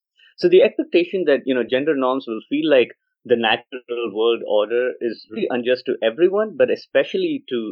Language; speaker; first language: English; non-native, local second language; Odia